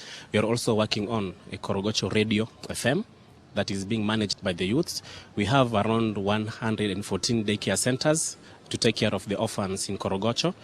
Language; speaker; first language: English; non-native, local second language; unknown